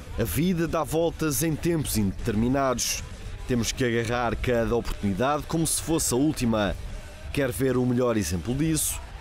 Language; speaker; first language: Portuguese; native; Portuguese